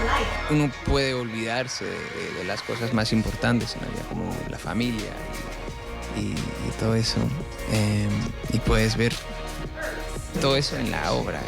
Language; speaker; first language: Spanish; early bilingual, heritage; Spanish